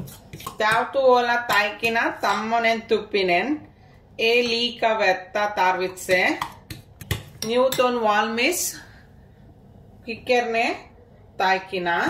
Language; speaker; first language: Finnish; non-native, learner; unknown